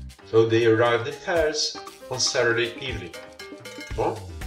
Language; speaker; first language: English; non-native, fluent; Portuguese